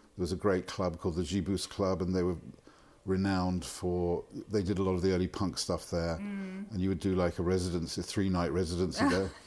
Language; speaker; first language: English; native; English